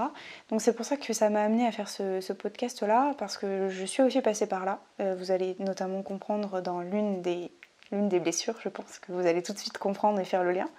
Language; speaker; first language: French; native; French